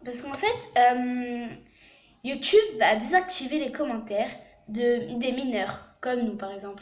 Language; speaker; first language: French; native; French